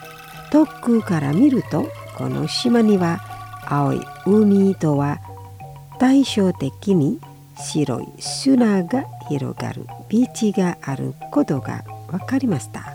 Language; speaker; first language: Japanese; non-native, fluent; Indonesian